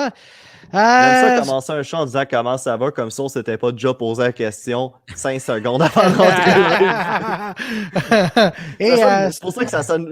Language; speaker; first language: French; native; French